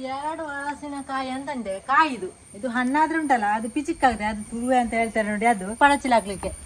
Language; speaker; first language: Kannada; non-native, local second language; Tulu